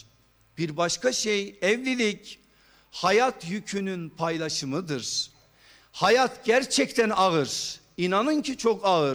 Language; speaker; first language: Turkish; native; Turkish